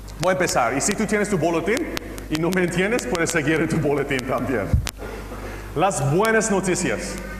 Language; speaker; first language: Spanish; non-native, fluent; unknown